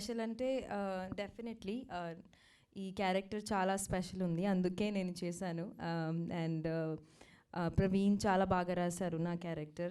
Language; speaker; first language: Telugu; non-native, local second language; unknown